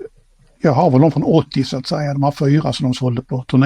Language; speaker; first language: Swedish; native; Swedish